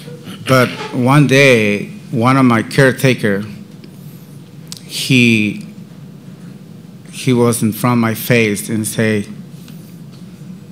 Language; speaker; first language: English; non-native, learner; Spanish